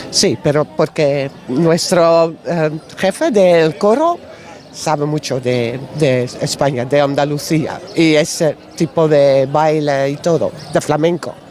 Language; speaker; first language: Spanish; non-native, learner; Dutch